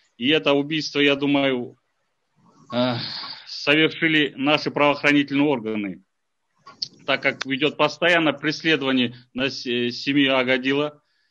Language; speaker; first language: Russian; non-native, local second language; Kazakh